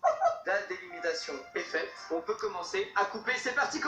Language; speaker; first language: French; native; French